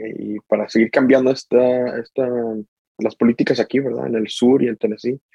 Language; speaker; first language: Spanish; early bilingual, heritage; Spanish